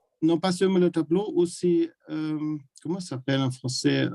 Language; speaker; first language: French; non-native, learner; German